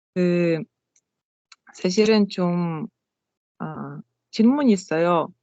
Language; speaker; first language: Korean; non-native, learner; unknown